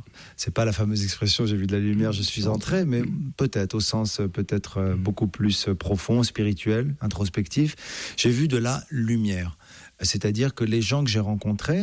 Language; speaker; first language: French; native; French